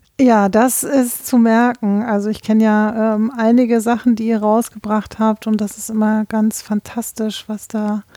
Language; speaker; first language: German; native; German